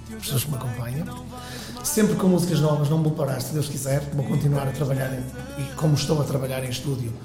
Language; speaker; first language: Portuguese; native; Portuguese